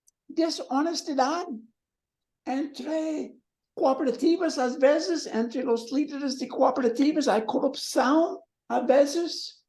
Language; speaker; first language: Portuguese; non-native, learner; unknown